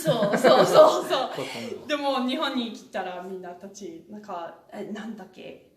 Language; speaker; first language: Japanese; non-native, learner; English